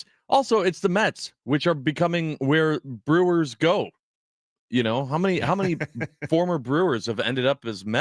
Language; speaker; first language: English; native; English